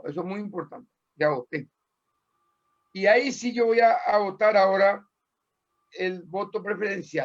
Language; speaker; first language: Spanish; native; Spanish